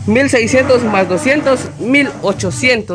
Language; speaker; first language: Spanish; native; Spanish